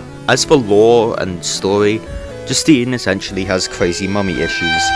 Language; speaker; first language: English; native; English